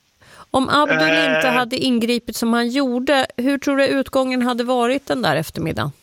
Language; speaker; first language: Swedish; native; Swedish